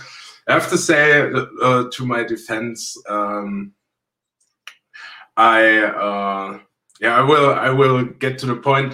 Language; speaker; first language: English; non-native, fluent; German